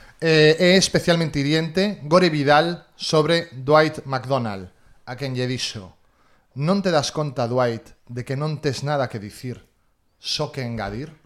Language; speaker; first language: Galician; native; Galician